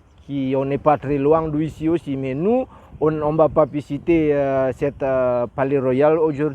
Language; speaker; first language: French; non-native, learner; Indonesian